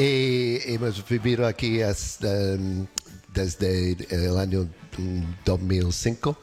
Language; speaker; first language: Spanish; non-native, learner; English